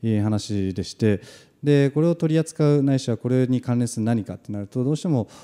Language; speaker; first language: Japanese; native; Japanese